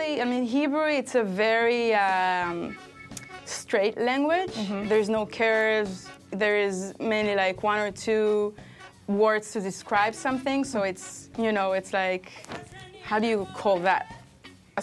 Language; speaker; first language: English; non-native, fluent; Hebrew